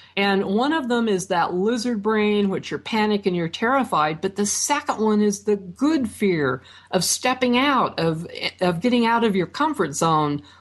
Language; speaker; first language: English; native; English